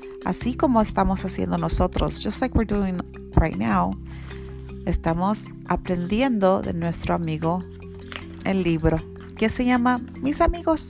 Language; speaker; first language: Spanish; early bilingual, heritage; Spanish